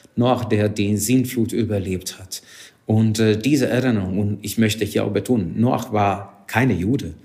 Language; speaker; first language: German; non-native, fluent; Hungarian